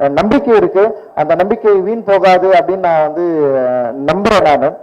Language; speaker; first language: Tamil; native; Tamil